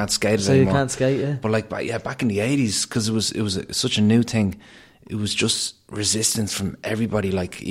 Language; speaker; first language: English; native; English